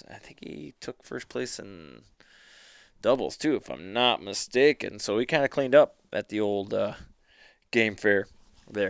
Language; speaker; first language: English; native; English